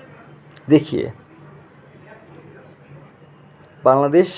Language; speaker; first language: Hindi; non-native, fluent; Bangla